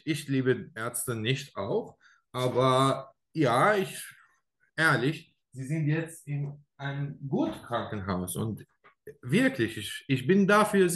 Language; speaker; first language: German; non-native, learner; Arabic